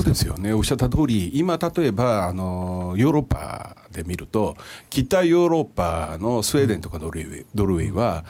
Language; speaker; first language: Japanese; non-native, fluent; Korean